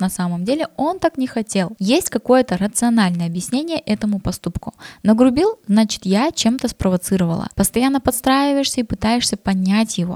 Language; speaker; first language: Russian; native; Russian